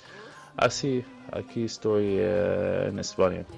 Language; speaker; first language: Spanish; early bilingual, other home language; Arabic